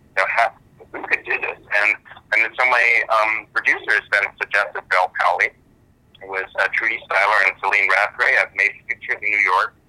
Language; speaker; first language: English; early bilingual, other home language; German